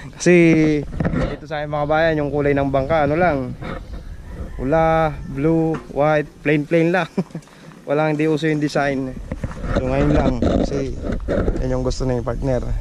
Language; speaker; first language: Filipino; non-native, local second language; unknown